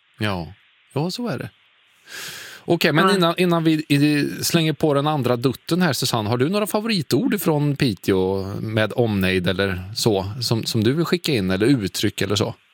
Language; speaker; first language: Swedish; native; Swedish